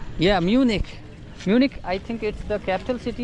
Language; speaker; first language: English; non-native, learner; Hindi